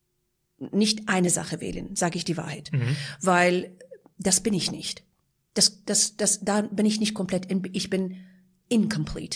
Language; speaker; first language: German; non-native, fluent; Persian